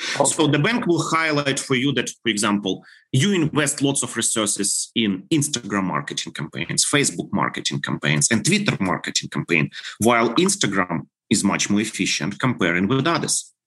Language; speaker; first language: English; non-native, fluent; Ukrainian